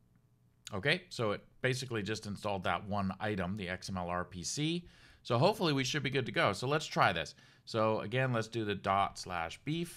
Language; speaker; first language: English; native; English